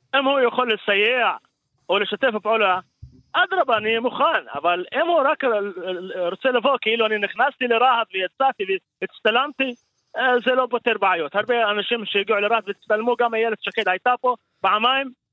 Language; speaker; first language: Hebrew; non-native, local second language; Arabic